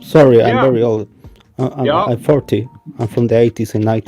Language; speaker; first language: English; non-native, fluent; Spanish